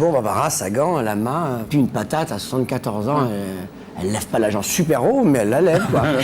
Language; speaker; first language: French; native; French